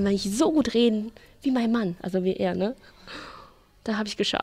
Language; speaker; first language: German; non-native, learner; Chinese